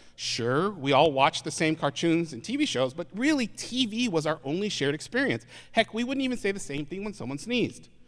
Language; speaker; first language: English; native; English